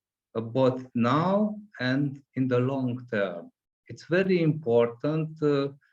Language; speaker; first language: English; non-native, fluent; Hungarian